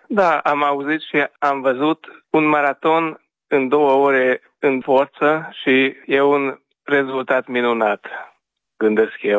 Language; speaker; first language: Romanian; early bilingual, heritage; Romanian